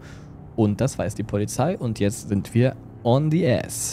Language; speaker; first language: German; native; German